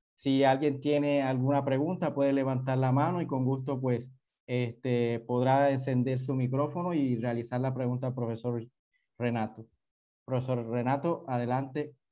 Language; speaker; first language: Spanish; native; Spanish